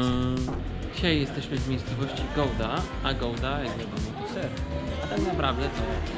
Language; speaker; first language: Polish; native; Polish